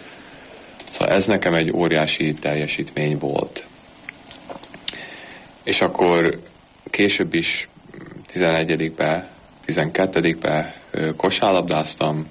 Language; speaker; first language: Hungarian; early bilingual, heritage; Hungarian